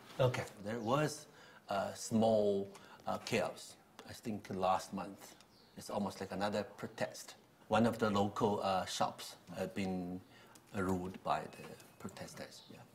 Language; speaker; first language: English; non-native, fluent; Chinese